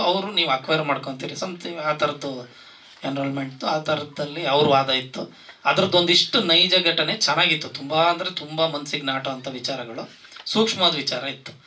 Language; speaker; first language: Kannada; native; Kannada